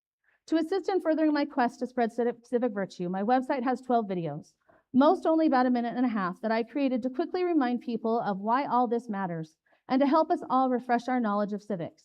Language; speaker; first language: English; native; English